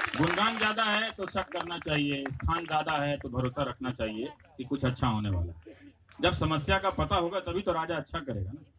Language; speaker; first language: Hindi; non-native, local second language; Bhojpuri